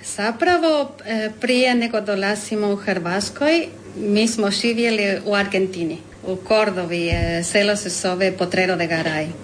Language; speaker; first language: Croatian; non-native, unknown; Spanish